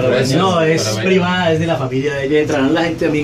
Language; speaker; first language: Spanish; native; Spanish